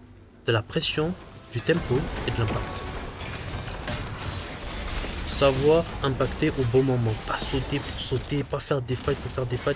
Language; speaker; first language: French; native; French